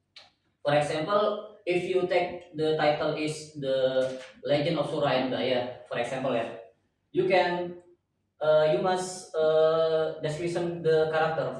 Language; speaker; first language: English; non-native, learner; Indonesian